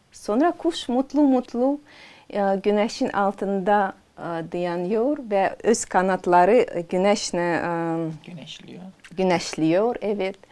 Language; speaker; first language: Turkish; non-native, learner; Azerbaijani